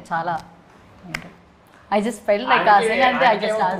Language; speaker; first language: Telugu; non-native, learner; Malayalam